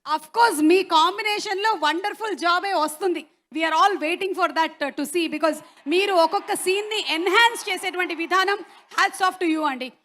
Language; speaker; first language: Telugu; native; Telugu